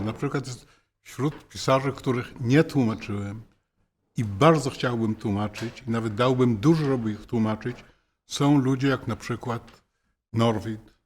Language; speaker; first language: Polish; non-native, fluent; Hebrew